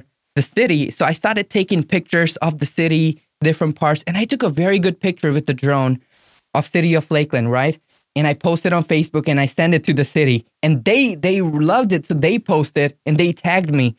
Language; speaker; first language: English; non-native, local second language; Gujarati